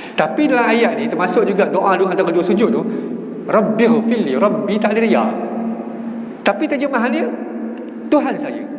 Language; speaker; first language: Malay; native; Malay